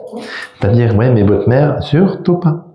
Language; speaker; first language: French; native; French